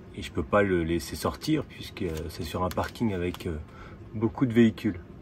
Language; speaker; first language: French; native; French